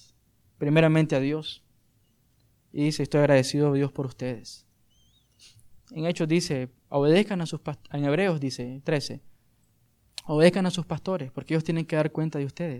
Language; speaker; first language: Spanish; native; Spanish